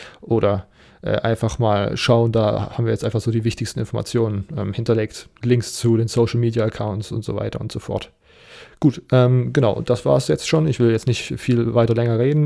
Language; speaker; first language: German; native; German